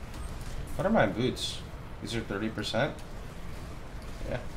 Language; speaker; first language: English; native; English